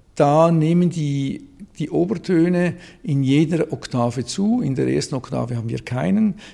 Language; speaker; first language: German; native; German